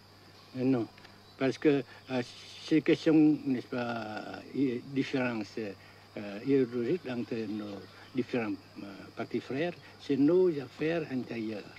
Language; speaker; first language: French; non-native, fluent; Vietnamese